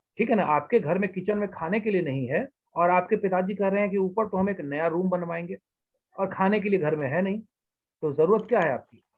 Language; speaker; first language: Hindi; native; Hindi